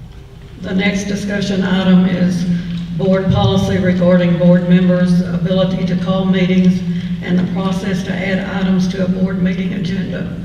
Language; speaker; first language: English; native; English